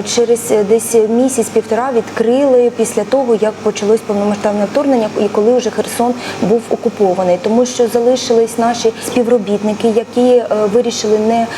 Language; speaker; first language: Ukrainian; native; Ukrainian